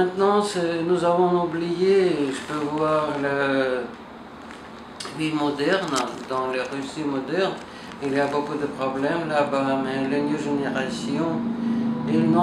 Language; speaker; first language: French; non-native, learner; Russian